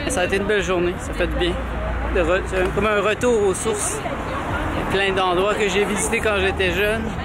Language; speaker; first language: French; native; French